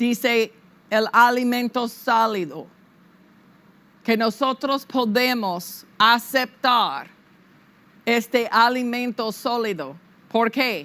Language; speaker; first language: Spanish; non-native, fluent; English